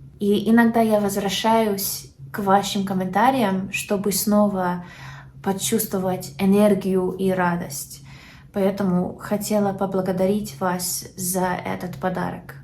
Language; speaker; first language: Russian; non-native, learner; English